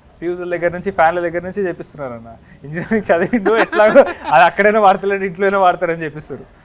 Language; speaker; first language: Telugu; native; Telugu